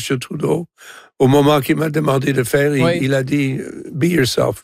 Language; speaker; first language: French; non-native, local second language; English